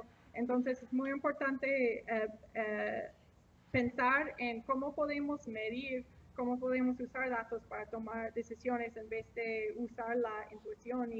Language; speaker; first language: Spanish; non-native, fluent; English